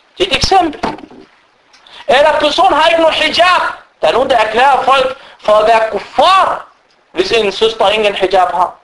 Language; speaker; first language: Danish; early bilingual, other home language; Arabic